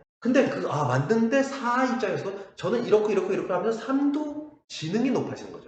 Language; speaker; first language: Korean; native; Korean